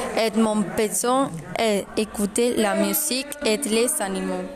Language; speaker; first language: French; non-native, learner; Spanish